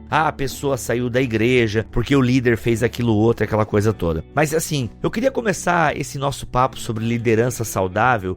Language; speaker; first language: Portuguese; native; Portuguese